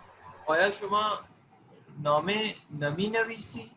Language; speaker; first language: Persian; non-native, learner; Urdu